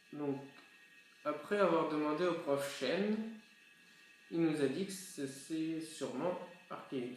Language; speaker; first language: French; native; French